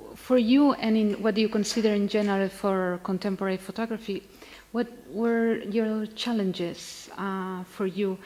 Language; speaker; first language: English; non-native, fluent; Catalan